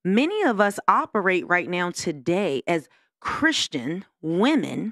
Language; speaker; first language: English; native; English